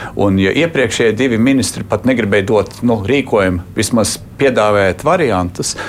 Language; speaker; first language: Latvian; early bilingual, heritage; Latvian